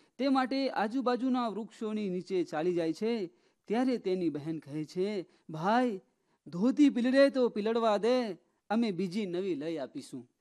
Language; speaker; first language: Gujarati; non-native, local second language; Rathawi